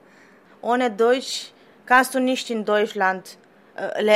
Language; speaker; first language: German; non-native, learner; Romanian